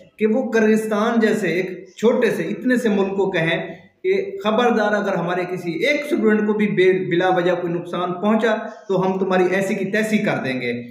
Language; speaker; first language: Urdu; non-native, local second language; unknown